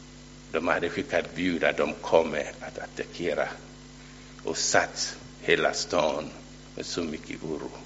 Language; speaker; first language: Swedish; non-native, fluent; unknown